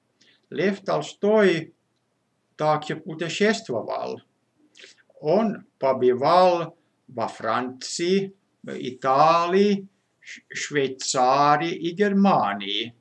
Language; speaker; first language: Russian; non-native, fluent; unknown